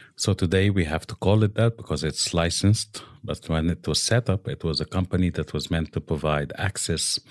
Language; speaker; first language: English; non-native, local second language; Arabic